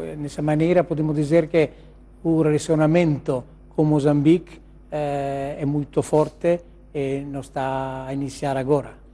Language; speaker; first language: Portuguese; non-native, learner; Italian